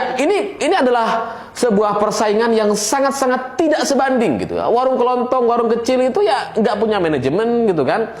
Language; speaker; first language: Indonesian; non-native, local second language; Madurese